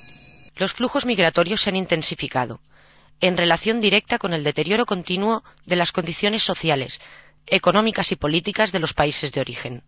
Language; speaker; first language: Spanish; native; Spanish